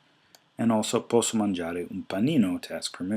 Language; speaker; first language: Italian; non-native, fluent; English